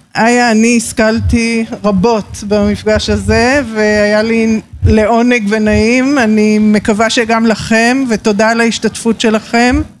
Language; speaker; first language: Hebrew; native; Hebrew